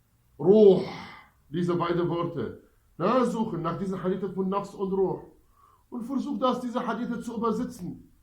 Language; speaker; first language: German; non-native, fluent; Arabic